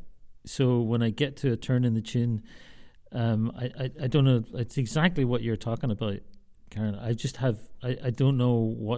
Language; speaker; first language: English; native; English